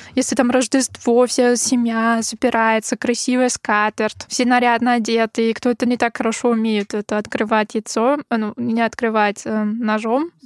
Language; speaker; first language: Russian; non-native, fluent; German